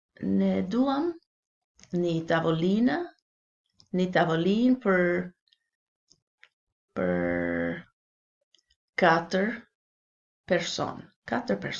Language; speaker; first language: Albanian; non-native, learner; English